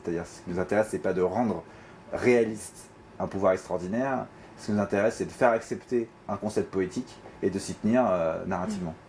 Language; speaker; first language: French; native; French